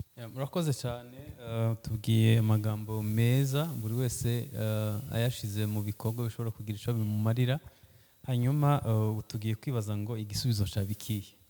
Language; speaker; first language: Kinyarwanda; early bilingual, heritage; Kinyarwanda